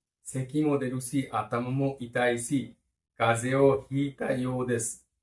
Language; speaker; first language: Japanese; non-native, fluent; Bangla